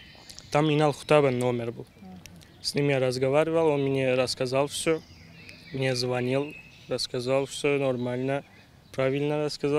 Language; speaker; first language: Russian; non-native, learner; Turkish